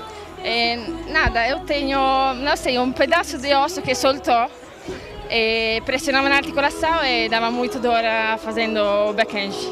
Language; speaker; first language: Portuguese; non-native, fluent; Italian